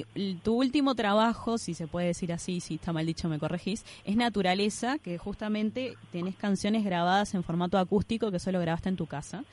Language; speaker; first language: Spanish; native; Spanish